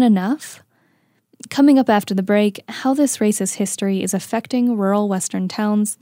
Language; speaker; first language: English; native; English